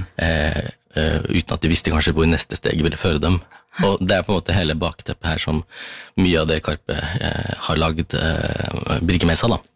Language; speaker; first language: Norwegian; early bilingual, other home language; Tamil